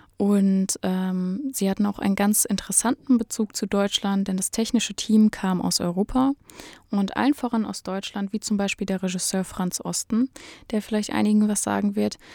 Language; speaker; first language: German; early bilingual, other home language; Uzbek